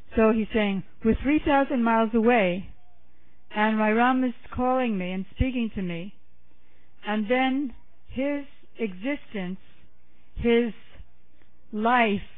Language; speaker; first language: English; native; English